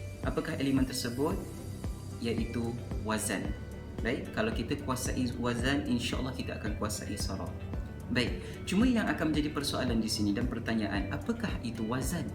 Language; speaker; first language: Malay; native; Malay